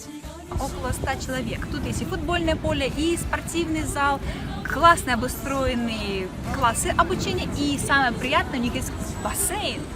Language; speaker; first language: Russian; native; Russian